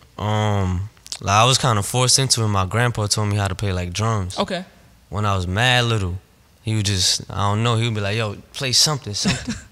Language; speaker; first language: English; native; English